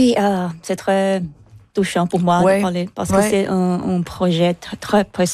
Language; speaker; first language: French; non-native, learner; Portuguese